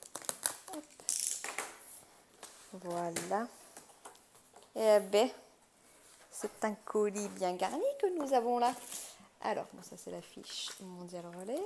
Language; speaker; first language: French; native; French